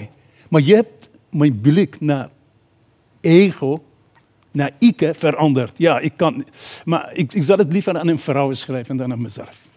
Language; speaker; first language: Dutch; non-native, fluent; Persian